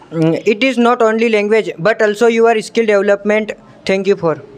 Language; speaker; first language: English; non-native, learner; Hindi